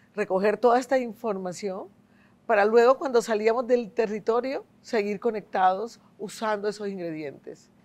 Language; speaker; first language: Spanish; native; Spanish